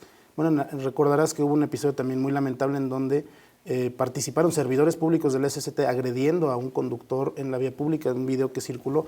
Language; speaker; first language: Spanish; native; Spanish